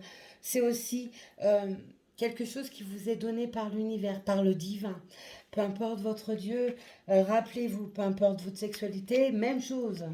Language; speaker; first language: French; native; French